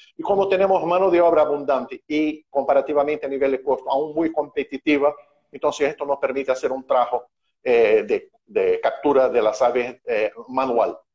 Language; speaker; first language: Spanish; non-native, fluent; Portuguese